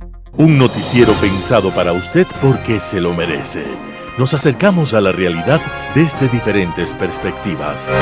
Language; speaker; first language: Spanish; native; Spanish